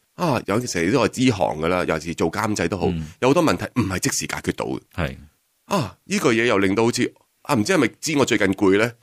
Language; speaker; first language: Cantonese; native; Cantonese